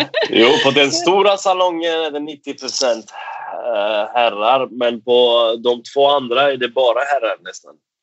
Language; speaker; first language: Swedish; non-native, fluent; Persian